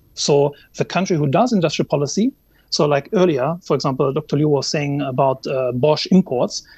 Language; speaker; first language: English; non-native, fluent; German